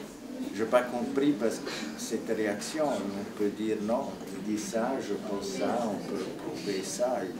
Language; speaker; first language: French; non-native, fluent; Italian